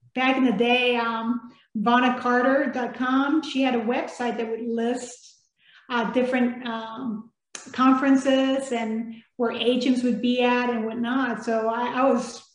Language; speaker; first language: English; early bilingual, other home language; Spanish